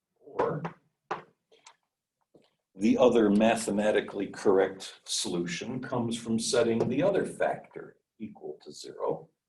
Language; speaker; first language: English; native; English